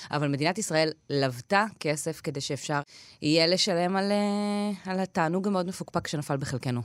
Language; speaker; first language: Hebrew; native; Hebrew